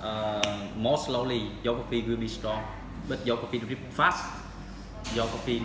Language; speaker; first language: English; non-native, learner; Vietnamese